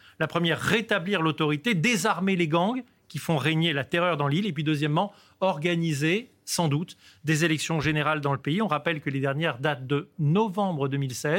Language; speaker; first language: French; native; French